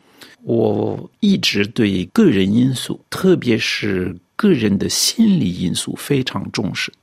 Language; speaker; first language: Chinese; non-native, fluent; French